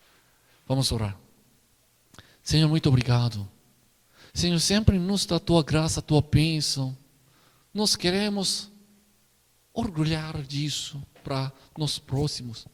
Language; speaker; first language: Portuguese; non-native, learner; Korean